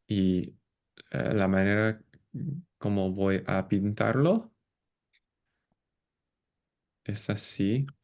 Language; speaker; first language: Spanish; non-native, fluent; English